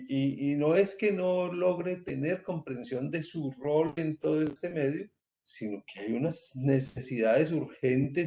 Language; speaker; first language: Spanish; native; Spanish